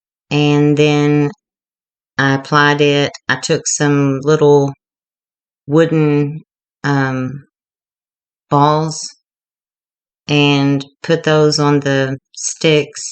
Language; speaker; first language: English; native; English